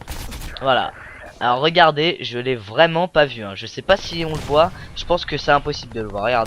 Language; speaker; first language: French; native; French